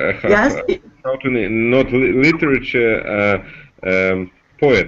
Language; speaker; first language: English; non-native, learner; Russian